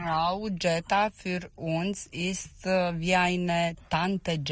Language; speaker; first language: German; non-native, learner; Romanian